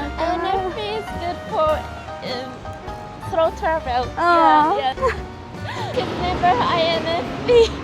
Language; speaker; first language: English; non-native, learner; Japanese